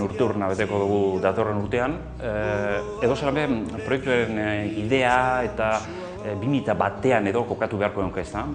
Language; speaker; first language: Basque; native; Basque